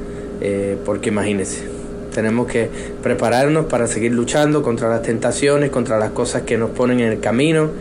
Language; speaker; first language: Spanish; native; Spanish